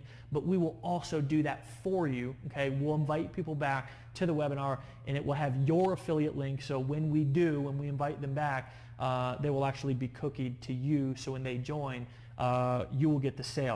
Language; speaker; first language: English; native; English